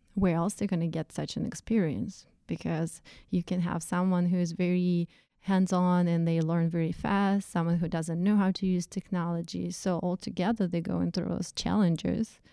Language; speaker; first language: English; non-native, fluent; Russian